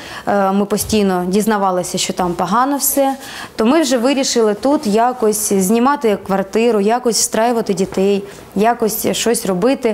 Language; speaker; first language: Ukrainian; non-native, local second language; Russian